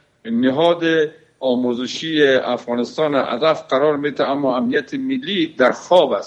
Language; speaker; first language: Persian; native; Persian